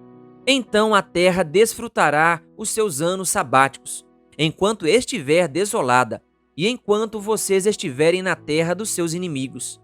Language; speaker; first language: Portuguese; native; Portuguese